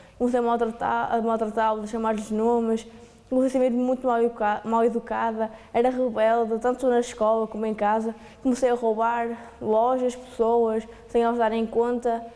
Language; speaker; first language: Portuguese; native; Portuguese